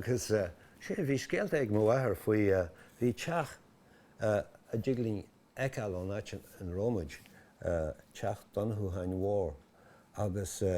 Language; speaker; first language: Irish; non-native, local second language; English